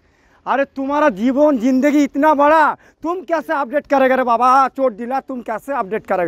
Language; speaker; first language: Hindi; non-native, local second language; Bangla